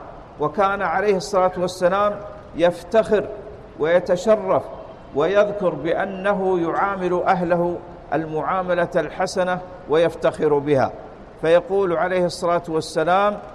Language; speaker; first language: Arabic; native; Arabic